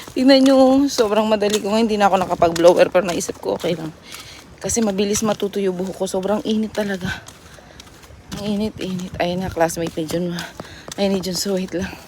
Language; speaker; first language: Filipino; native; Filipino